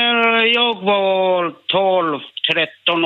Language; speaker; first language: Swedish; non-native, learner; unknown